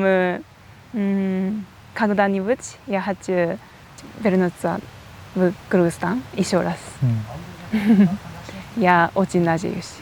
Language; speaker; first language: Russian; non-native, learner; Japanese